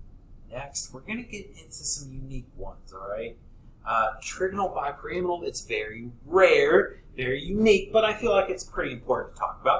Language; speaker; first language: English; native; English